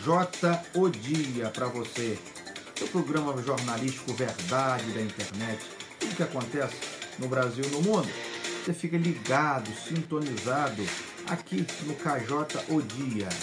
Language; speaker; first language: Portuguese; native; Portuguese